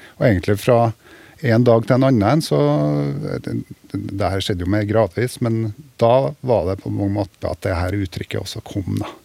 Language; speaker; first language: Norwegian; native; Norwegian